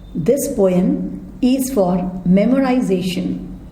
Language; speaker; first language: English; non-native, local second language; Kannada